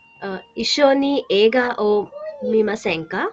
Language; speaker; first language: Japanese; non-native, learner; Kannada